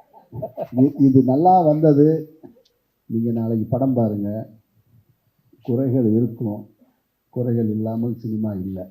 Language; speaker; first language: Tamil; native; Tamil